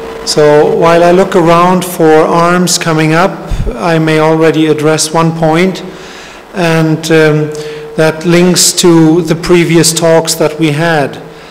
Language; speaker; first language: English; non-native, fluent; German